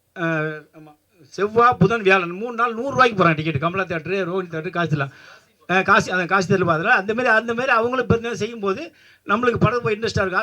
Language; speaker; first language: Tamil; native; Tamil